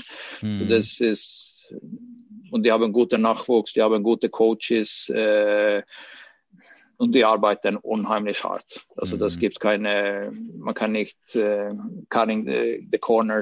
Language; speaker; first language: German; non-native, fluent; Swedish